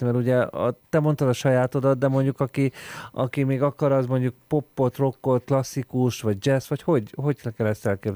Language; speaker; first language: Hungarian; native; Hungarian